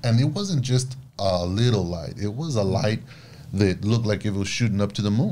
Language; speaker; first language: English; early bilingual, other home language; Spanish